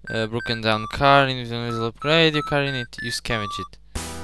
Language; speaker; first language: English; non-native, learner; Portuguese